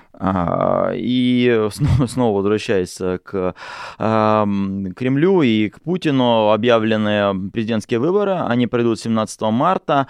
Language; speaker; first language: Russian; native; Russian